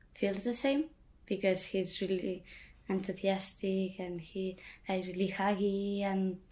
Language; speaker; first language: English; non-native, fluent; Catalan